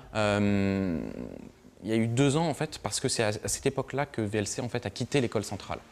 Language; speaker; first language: French; native; French